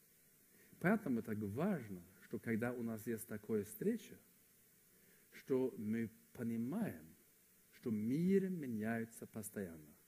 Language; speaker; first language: Russian; non-native, fluent; Swedish